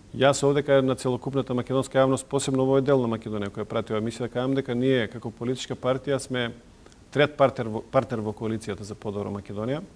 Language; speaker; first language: Macedonian; non-native, local second language; Serbian